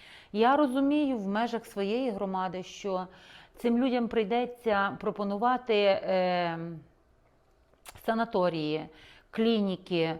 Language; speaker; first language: Ukrainian; native; Ukrainian